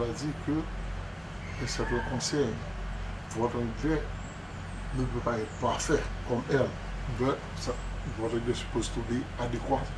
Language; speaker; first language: French; non-native, local second language; Haitian Creole